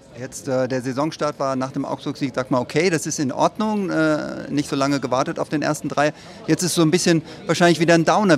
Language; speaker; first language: German; native; German